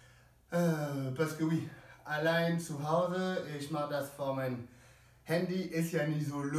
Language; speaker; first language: German; non-native, fluent; French